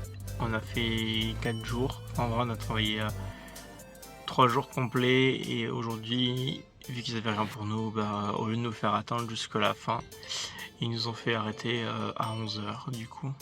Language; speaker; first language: French; native; French